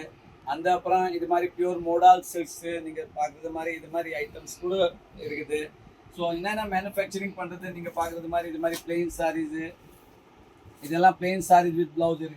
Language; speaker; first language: Tamil; non-native, fluent; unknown